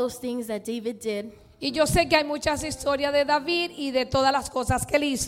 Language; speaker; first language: Spanish; early bilingual, heritage; Spanish